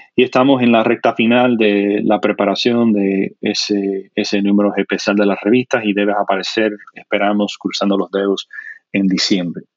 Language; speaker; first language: Spanish; non-native, fluent; English